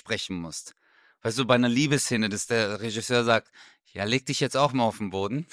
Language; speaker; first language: German; native; German